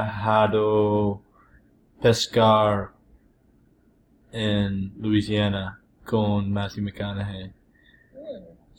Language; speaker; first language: Spanish; non-native, learner; English